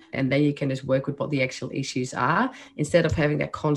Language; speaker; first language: English; non-native, fluent; Dutch